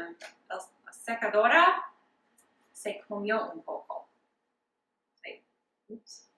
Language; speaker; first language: Spanish; non-native, learner; English